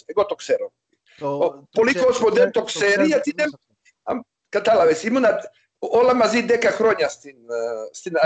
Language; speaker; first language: Greek; non-native, learner; Serbian